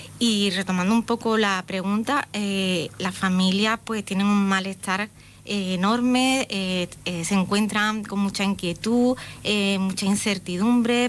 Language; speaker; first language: Spanish; native; Spanish